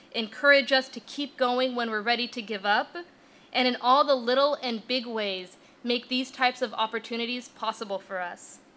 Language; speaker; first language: English; native; English